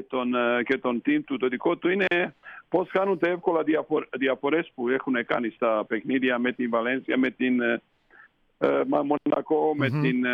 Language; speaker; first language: Greek; non-native, fluent; Slovenian